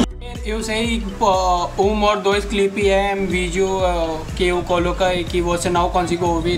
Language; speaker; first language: Portuguese; non-native, learner; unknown